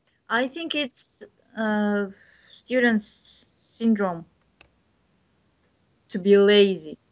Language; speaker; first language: English; non-native, learner; Bashkir